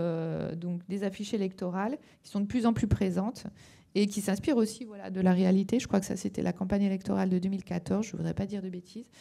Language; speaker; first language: French; native; French